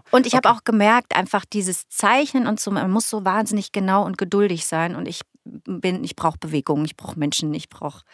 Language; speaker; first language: German; native; German